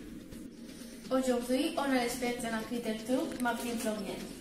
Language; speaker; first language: French; non-native, learner; Spanish